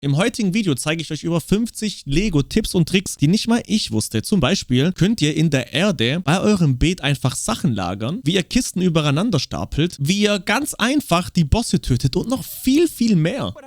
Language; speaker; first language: German; native; German